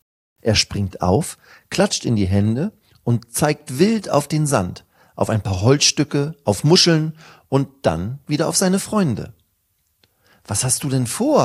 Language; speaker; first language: German; native; German